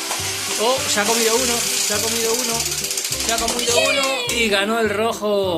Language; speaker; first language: Spanish; native; Spanish